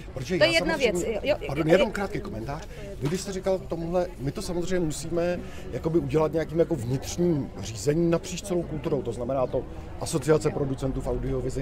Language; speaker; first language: Czech; native; Czech